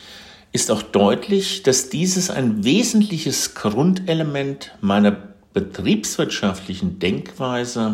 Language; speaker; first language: German; native; German